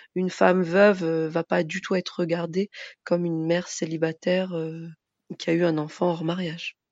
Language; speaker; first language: French; early bilingual, other home language; Arabic